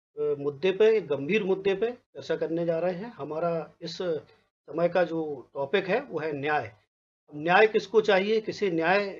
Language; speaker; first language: Hindi; native; Hindi